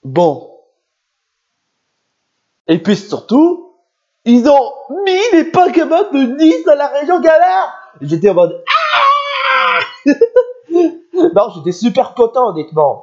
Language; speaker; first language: French; native; French